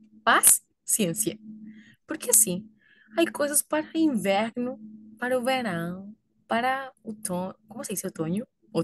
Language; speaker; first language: Portuguese; non-native, learner; Spanish